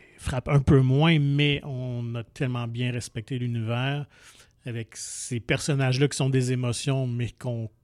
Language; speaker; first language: French; native; French